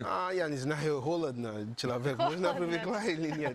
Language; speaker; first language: Russian; non-native, learner; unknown